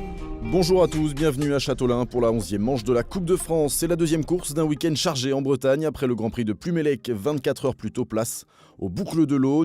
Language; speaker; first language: French; native; French